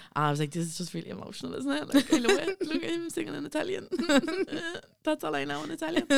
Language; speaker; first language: English; native; English